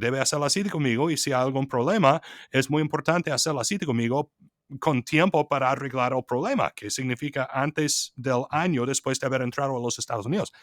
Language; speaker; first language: Spanish; non-native, fluent; English